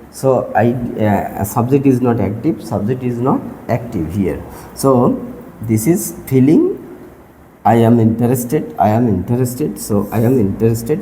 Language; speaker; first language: English; non-native, local second language; Bangla